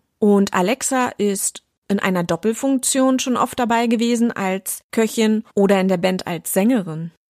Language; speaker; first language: German; native; German